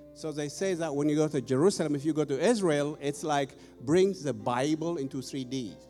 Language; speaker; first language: English; non-native, fluent; Amharic